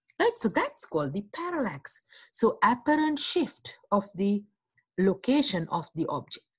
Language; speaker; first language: English; non-native, local second language; Sinhala